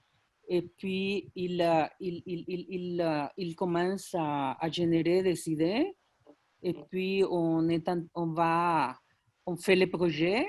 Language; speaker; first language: French; non-native, fluent; Spanish